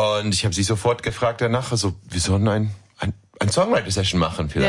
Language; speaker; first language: German; non-native, learner; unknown